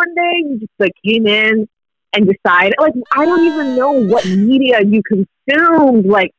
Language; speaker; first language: English; early bilingual, other home language; Swahili